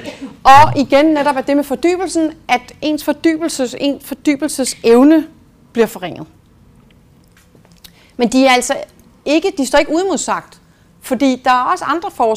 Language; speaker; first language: Danish; native; Danish